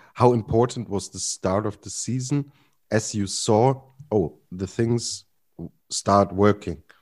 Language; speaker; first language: English; non-native, fluent; German